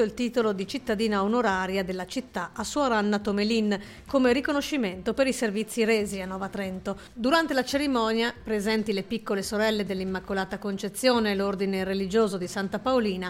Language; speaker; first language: Italian; native; Italian